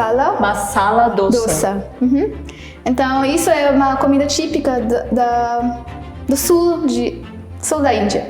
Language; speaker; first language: Portuguese; non-native, fluent; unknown